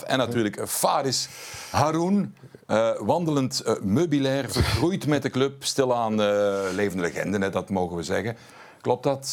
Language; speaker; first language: Dutch; native; Dutch